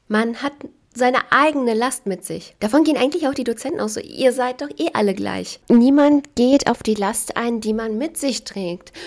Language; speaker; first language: German; native; German